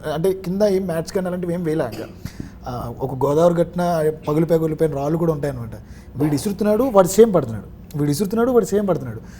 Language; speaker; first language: Telugu; native; Telugu